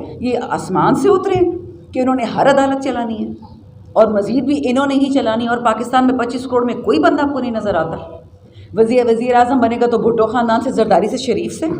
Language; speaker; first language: Urdu; non-native, local second language; Pashto